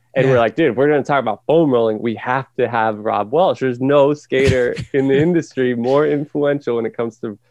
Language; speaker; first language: English; native; English